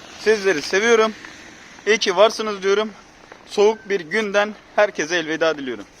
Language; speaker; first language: Turkish; native; Turkish